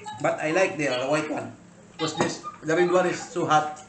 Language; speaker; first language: English; non-native, learner; Filipino